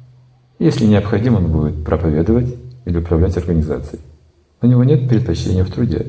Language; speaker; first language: Russian; native; Russian